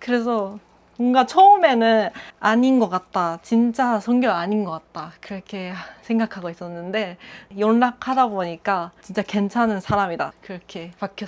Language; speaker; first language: Korean; non-native, fluent; Japanese